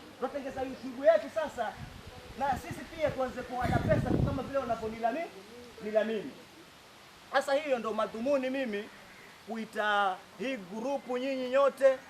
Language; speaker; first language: Swahili; non-native, local second language; Giryama